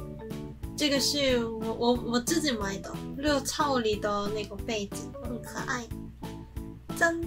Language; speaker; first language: Chinese; non-native, learner; Korean